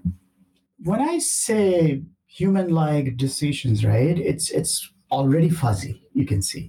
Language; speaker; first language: English; non-native, local second language; Bangla